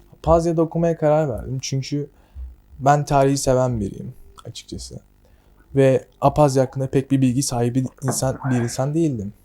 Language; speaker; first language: Turkish; native; Turkish